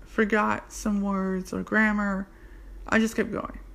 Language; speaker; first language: English; native; English